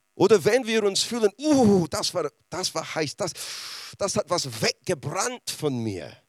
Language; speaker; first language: German; non-native, fluent; English